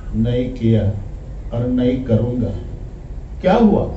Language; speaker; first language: Hindi; non-native, local second language; Marathi